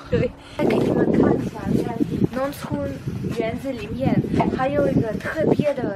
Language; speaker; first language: Chinese; non-native, fluent; Russian